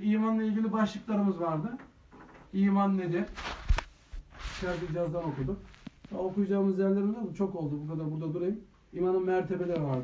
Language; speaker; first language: Turkish; native; Turkish